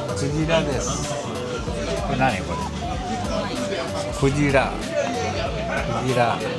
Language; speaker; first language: Japanese; native; Japanese